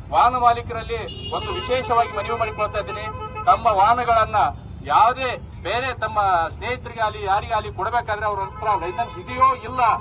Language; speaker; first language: Kannada; native; Kannada